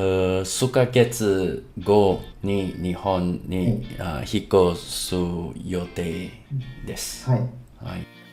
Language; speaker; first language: Japanese; non-native, learner; English